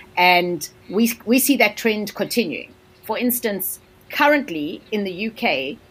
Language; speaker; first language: English; native; English